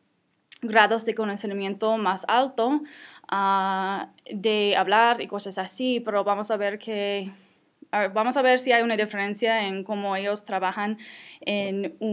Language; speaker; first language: Spanish; non-native, fluent; English